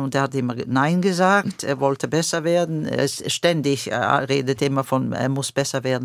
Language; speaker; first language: German; non-native, fluent; Swedish